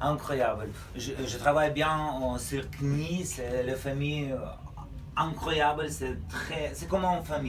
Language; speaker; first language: French; non-native, learner; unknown